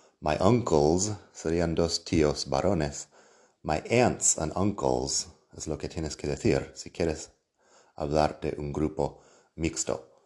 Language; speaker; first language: Spanish; non-native, fluent; English